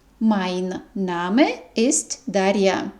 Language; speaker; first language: German; non-native, fluent; Ukrainian